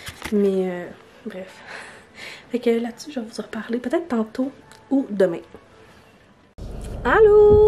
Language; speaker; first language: French; native; French